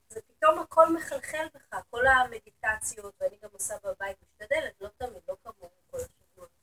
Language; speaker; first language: Hebrew; native; Hebrew